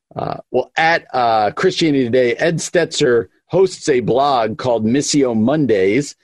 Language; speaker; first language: English; native; English